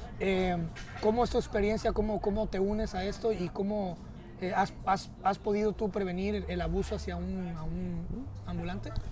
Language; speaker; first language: Spanish; early bilingual, heritage; Spanish